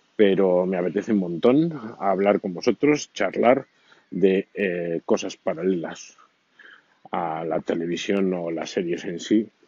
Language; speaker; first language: Spanish; native; Spanish